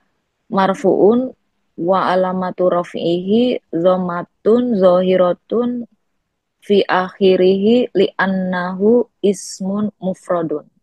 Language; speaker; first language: Arabic; non-native, learner; Indonesian